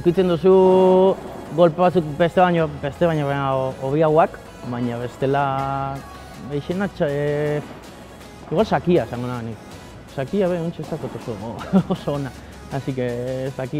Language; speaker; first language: Basque; native; Basque